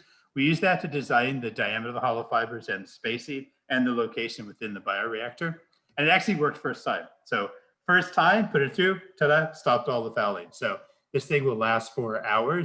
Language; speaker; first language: English; native; English